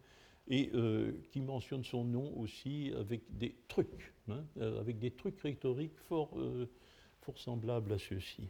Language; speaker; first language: French; native; French